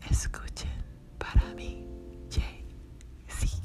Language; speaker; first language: Spanish; non-native, learner; English